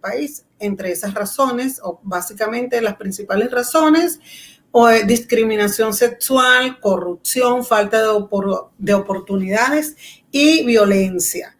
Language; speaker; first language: Spanish; native; Spanish